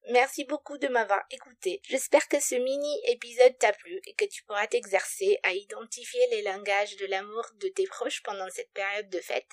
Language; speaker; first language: French; non-native, fluent; Romanian